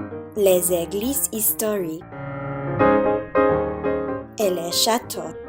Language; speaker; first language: French; non-native, learner; English